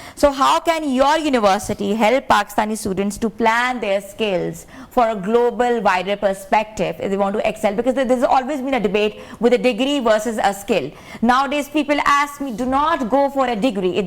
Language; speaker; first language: English; non-native, local second language; Urdu